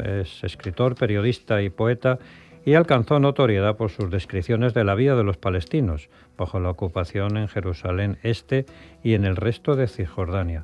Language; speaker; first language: Spanish; native; Spanish